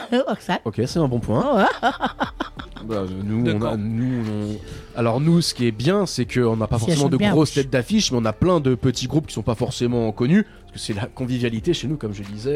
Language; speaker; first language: French; native; French